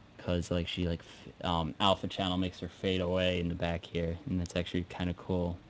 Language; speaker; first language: English; native; English